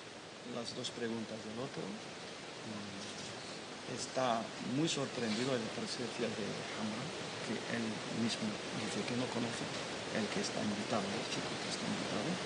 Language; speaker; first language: Spanish; non-native, fluent; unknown